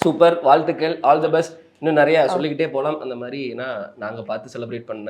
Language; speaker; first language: Tamil; native; Tamil